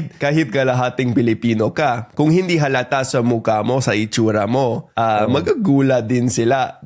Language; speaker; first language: Filipino; non-native, fluent; English